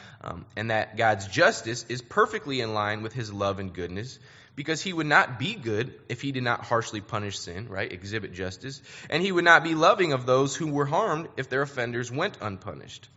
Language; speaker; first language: English; native; English